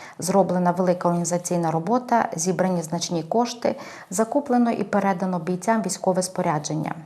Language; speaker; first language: Ukrainian; native; Ukrainian